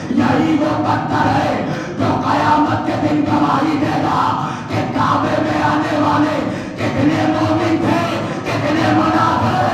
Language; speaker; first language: Urdu; native; Urdu